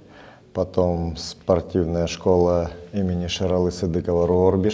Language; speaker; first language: Russian; native; Russian